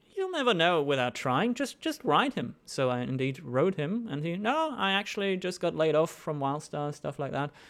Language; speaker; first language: English; non-native, fluent; German